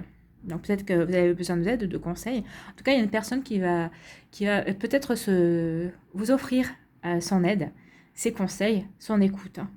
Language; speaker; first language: French; native; French